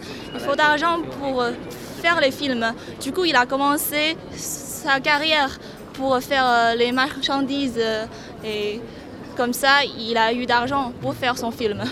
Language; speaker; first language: French; non-native, learner; Chinese